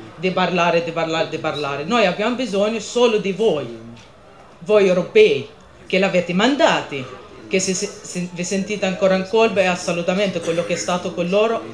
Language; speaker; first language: Italian; non-native, fluent; Arabic